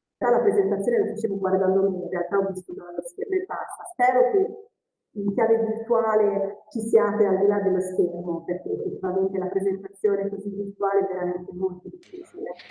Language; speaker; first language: Italian; native; Italian